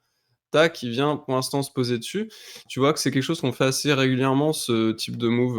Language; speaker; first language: French; native; French